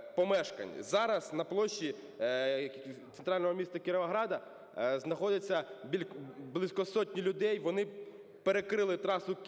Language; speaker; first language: Ukrainian; native; Ukrainian